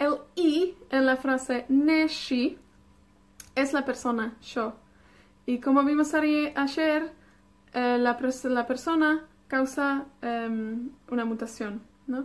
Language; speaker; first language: Spanish; non-native, fluent; Welsh